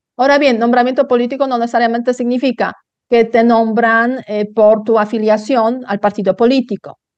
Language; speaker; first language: Spanish; non-native, fluent; Polish